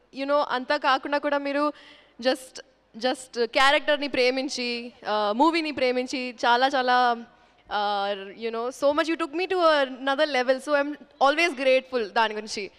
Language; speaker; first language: Telugu; non-native, fluent; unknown